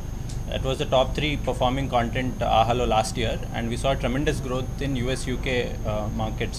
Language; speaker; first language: Telugu; native; Telugu